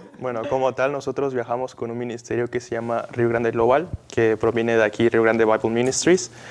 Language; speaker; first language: Spanish; native; Spanish